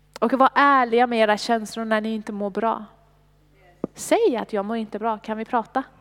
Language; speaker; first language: Swedish; non-native, fluent; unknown